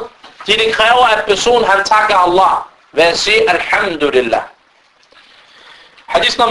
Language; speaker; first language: Danish; non-native, fluent; Arabic